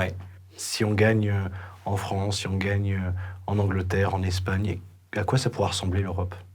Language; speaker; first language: French; native; French